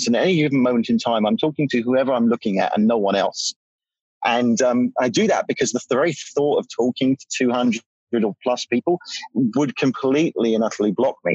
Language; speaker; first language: English; native; English